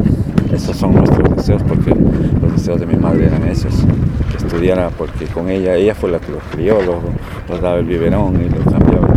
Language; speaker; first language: Spanish; native; Spanish